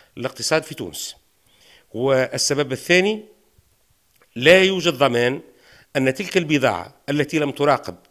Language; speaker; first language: Arabic; native; Arabic